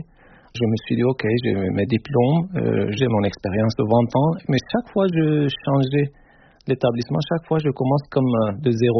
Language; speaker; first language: French; non-native, fluent; Turkish